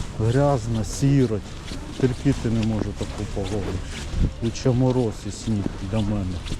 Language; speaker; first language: Ukrainian; native; Ukrainian